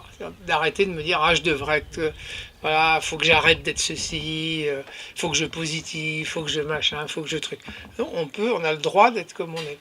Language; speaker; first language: French; native; French